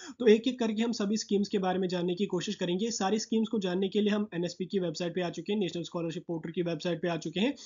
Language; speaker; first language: Hindi; non-native, local second language; Kashmiri